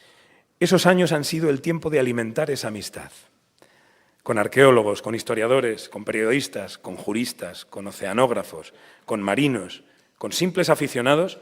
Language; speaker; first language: Spanish; native; Spanish